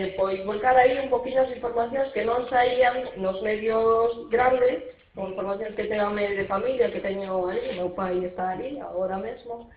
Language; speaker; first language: Galician; non-native, fluent; Arabic